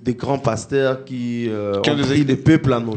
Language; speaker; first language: French; non-native, local second language; Lingala